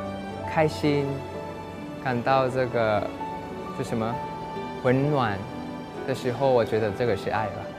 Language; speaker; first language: Chinese; non-native, fluent; Thai